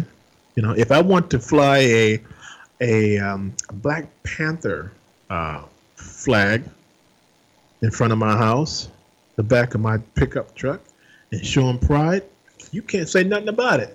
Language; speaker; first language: English; native; English